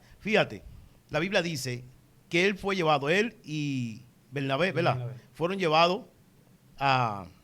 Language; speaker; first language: Spanish; native; Spanish